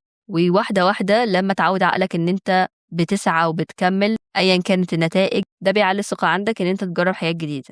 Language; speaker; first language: Arabic; native; Arabic